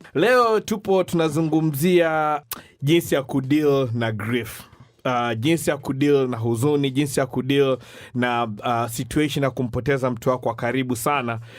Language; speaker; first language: Swahili; native; Swahili